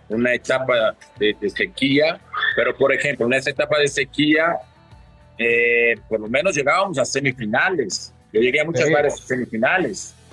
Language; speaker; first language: Spanish; early bilingual, other home language; Portuguese